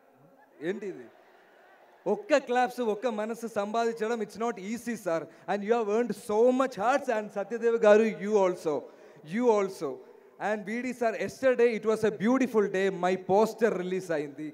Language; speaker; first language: Telugu; non-native, learner; Malayalam